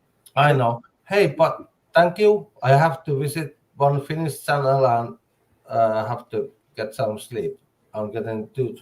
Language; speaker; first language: English; non-native, learner; Finnish